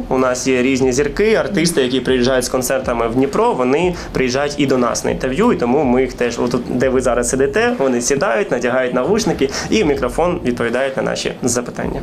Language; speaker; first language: Ukrainian; native; Ukrainian